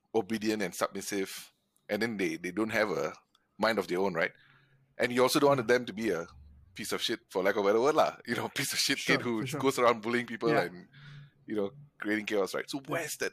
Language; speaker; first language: English; non-native, local second language; Tamil